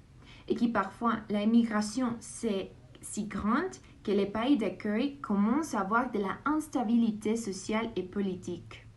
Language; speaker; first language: French; non-native, learner; Spanish